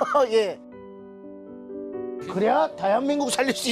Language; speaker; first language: Korean; native; Korean